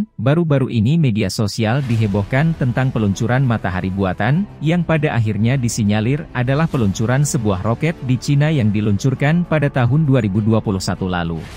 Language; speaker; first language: Indonesian; native; Indonesian